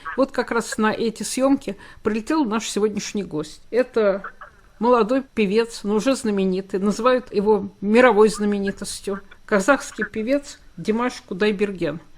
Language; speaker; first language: Russian; native; Russian